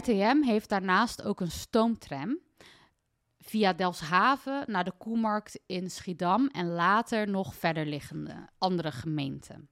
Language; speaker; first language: Dutch; native; Dutch